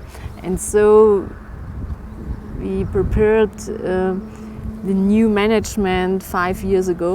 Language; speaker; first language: English; non-native, learner; German